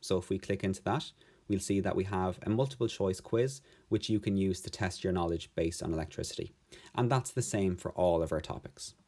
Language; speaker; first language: English; native; English